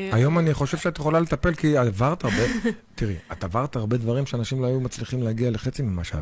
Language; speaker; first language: Hebrew; native; Hebrew